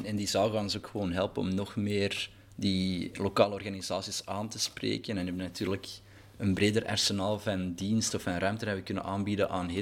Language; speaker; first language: Dutch; native; Dutch